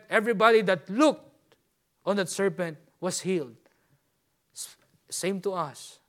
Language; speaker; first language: English; non-native, local second language; Filipino